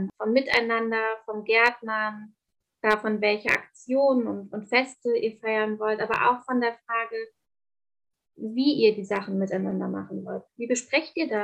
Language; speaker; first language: German; native; German